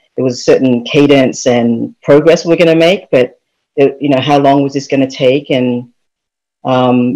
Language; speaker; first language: English; native; English